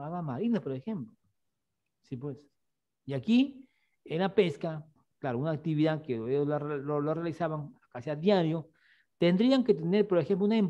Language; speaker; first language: Spanish; native; Spanish